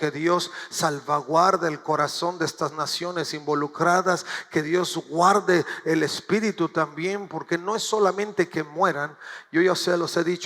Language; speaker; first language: Spanish; native; Spanish